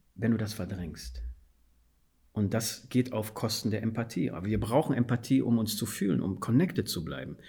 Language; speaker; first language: German; non-native, fluent; Fula